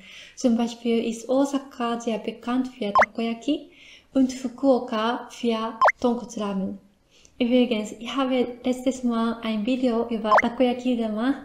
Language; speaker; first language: German; non-native, fluent; Japanese